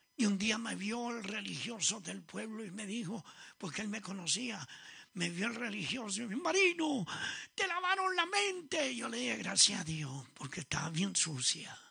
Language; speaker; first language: Spanish; early bilingual, other home language; Italian